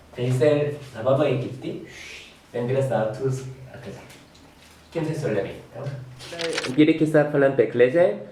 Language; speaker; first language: Turkish; non-native, fluent; Korean